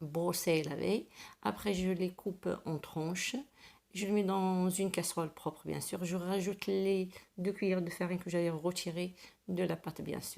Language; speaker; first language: French; non-native, local second language; Arabic